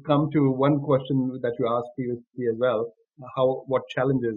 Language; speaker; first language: English; non-native, local second language; Hindi